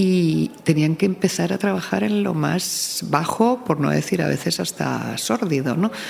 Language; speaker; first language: Spanish; native; Spanish